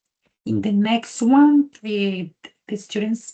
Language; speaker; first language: English; non-native, learner; Spanish